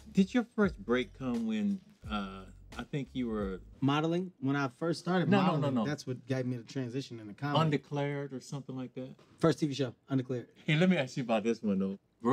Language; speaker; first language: English; native; English